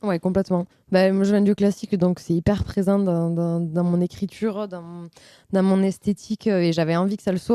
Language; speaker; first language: French; native; French